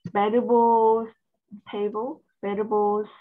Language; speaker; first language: Spanish; non-native, learner; Korean